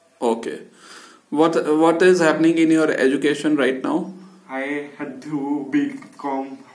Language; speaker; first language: English; non-native, local second language; Hindi